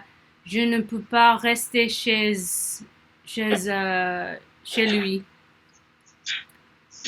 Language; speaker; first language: French; non-native, learner; English